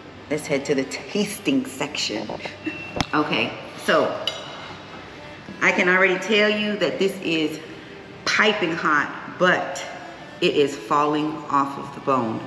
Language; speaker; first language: English; early bilingual, other home language; Spanish